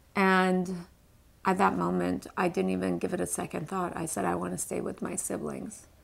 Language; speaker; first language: English; early bilingual, other home language; Persian